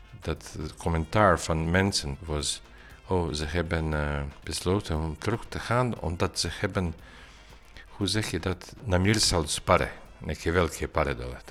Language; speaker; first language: Dutch; non-native, learner; Bosnian